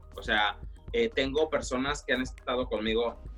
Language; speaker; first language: Spanish; early bilingual, heritage; Spanish